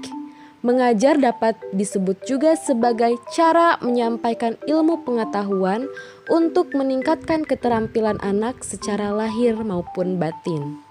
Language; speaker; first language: Indonesian; native; Indonesian